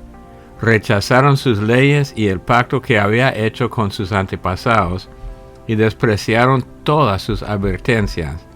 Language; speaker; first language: Spanish; native; Spanish